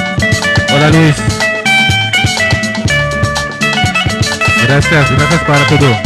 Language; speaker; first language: Spanish; non-native, learner; French